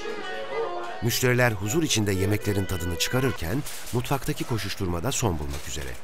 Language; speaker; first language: Turkish; native; Turkish